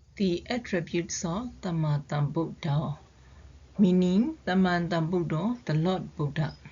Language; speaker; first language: English; non-native, fluent; Burmese